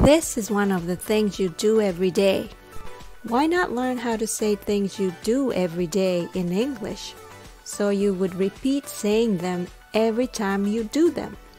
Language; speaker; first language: English; non-native, fluent; Japanese